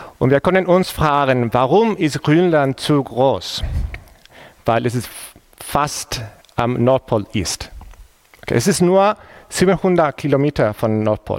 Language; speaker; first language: German; non-native, fluent; Spanish